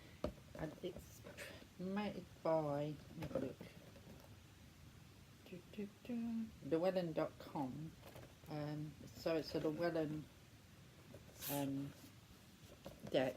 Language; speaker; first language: English; native; English